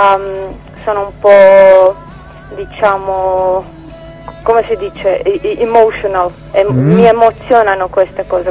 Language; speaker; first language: Italian; non-native, fluent; Croatian